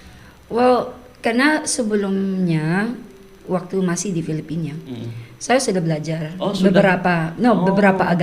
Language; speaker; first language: Indonesian; non-native, learner; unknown